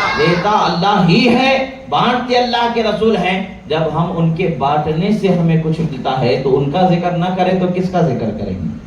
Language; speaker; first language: Urdu; native; Urdu